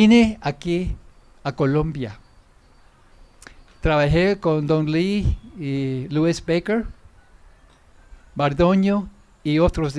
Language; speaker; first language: Spanish; non-native, fluent; English